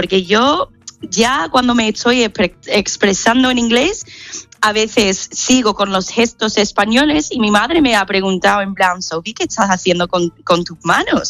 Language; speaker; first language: Spanish; non-native, fluent; English